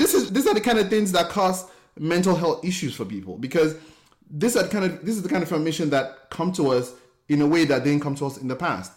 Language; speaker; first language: English; non-native, local second language; Yoruba